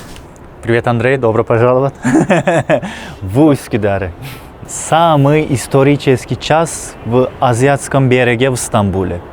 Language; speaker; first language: Russian; non-native, fluent; Turkish